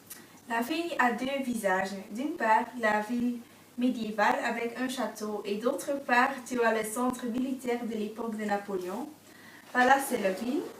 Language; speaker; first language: French; non-native, learner; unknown